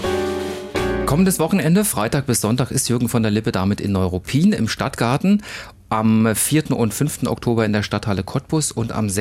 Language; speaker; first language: German; native; German